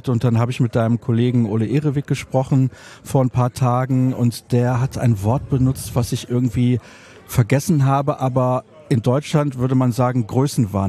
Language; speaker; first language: German; native; German